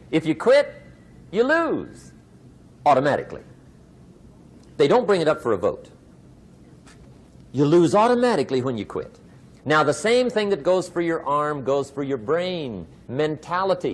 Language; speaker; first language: English; native; English